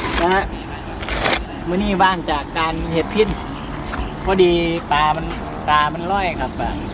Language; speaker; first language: Thai; non-native, local second language; Northeastern Thai